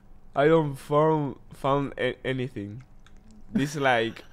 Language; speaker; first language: English; non-native, learner; Spanish